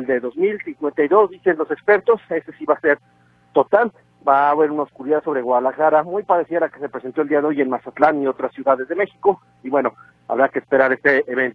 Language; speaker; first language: Spanish; native; Spanish